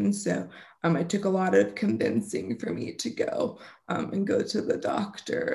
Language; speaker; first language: English; native; English